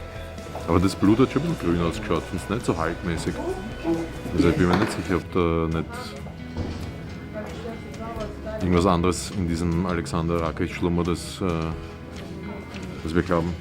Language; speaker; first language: German; native; German